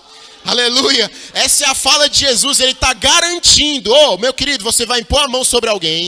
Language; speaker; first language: Portuguese; native; Portuguese